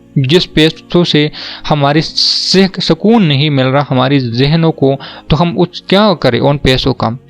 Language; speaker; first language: Urdu; non-native, local second language; Pashto